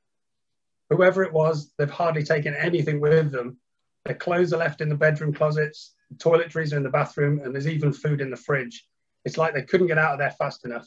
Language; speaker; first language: English; native; English